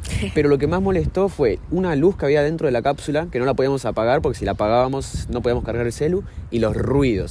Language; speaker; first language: Spanish; native; Spanish